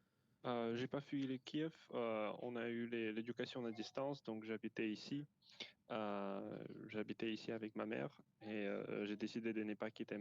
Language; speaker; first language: French; non-native, fluent; Ukrainian